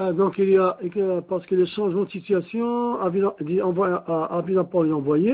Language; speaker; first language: French; non-native, fluent; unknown